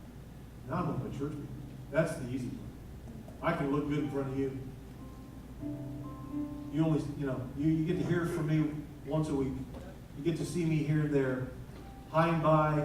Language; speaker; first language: English; native; English